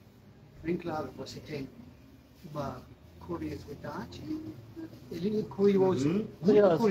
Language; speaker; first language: Portuguese; non-native, learner; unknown